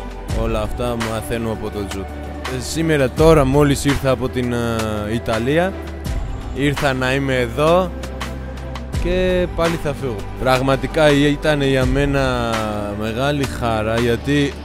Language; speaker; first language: Greek; non-native, fluent; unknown